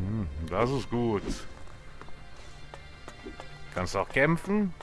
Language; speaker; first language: German; native; German